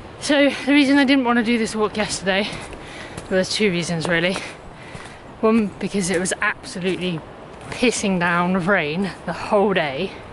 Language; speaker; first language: English; native; English